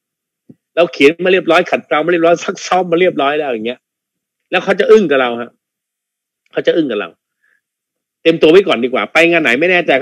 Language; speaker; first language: Thai; native; Thai